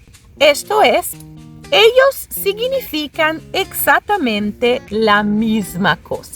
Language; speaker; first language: Spanish; non-native, fluent; Portuguese